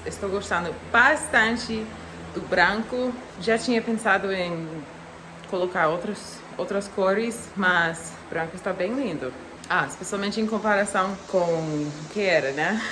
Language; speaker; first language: Portuguese; non-native, fluent; English